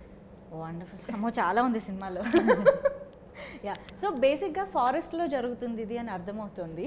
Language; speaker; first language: Telugu; native; Telugu